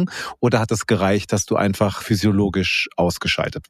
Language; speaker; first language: German; native; German